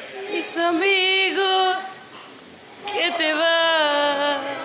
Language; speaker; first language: Spanish; early bilingual, heritage; Spanish